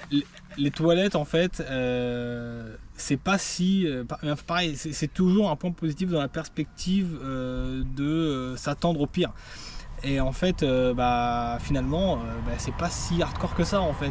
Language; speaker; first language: French; native; French